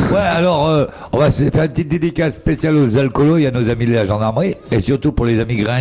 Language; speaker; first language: French; native; French